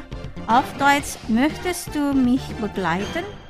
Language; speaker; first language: German; non-native, fluent; Indonesian